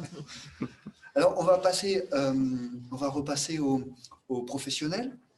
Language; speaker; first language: French; native; French